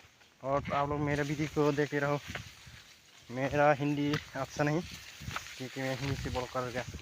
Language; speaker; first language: Hindi; non-native, local second language; Kok Borok